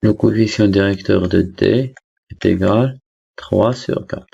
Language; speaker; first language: French; non-native, local second language; Arabic